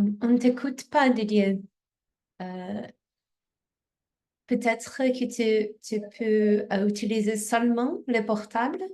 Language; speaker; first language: French; non-native, fluent; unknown